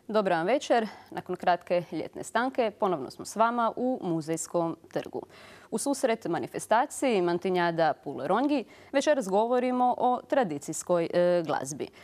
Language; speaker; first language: Croatian; native; Croatian